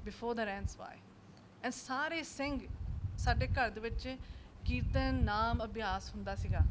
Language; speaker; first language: Punjabi; early bilingual, heritage; Punjabi